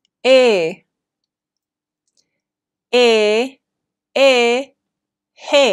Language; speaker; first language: Greek; non-native, fluent; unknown